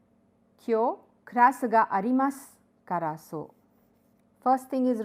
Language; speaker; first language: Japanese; non-native, fluent; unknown